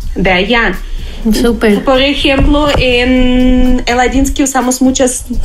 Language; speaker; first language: Spanish; non-native, learner; Russian